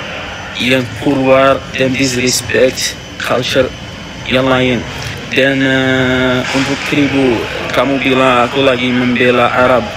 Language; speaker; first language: Indonesian; non-native, fluent; Arabic